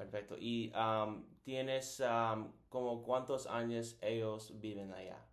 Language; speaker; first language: Spanish; non-native, learner; English